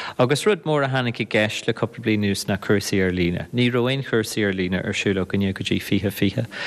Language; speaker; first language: Irish; native; Irish